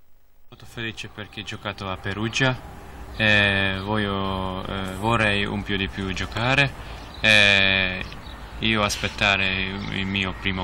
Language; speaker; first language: Italian; non-native, learner; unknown